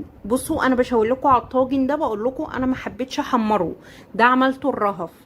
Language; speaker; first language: Arabic; native; Arabic